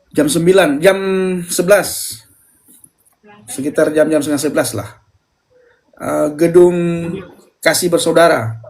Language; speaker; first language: Indonesian; native; Indonesian